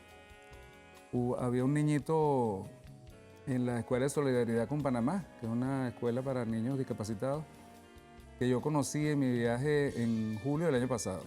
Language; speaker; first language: Spanish; native; Spanish